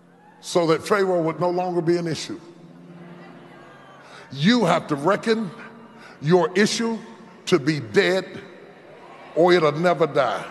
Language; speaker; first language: English; native; English